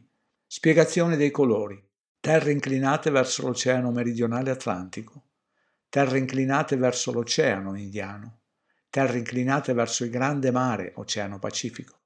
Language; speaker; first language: Italian; native; Italian